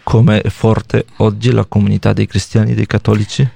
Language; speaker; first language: Italian; non-native, fluent; Polish